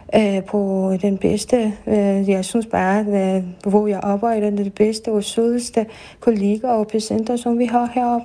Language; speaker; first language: Danish; non-native, fluent; Persian